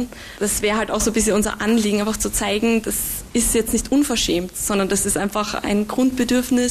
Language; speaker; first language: German; native; German